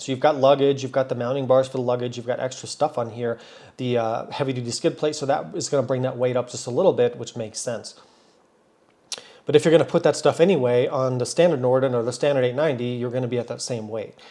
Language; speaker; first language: English; native; English